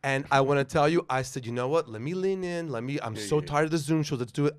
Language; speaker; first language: English; native; English